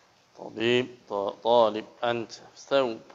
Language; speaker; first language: Arabic; non-native, fluent; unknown